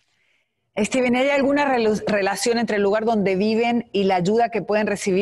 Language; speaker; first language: Spanish; native; Spanish